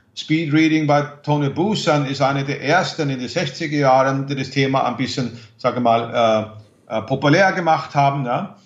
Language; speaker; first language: German; non-native, fluent; Swedish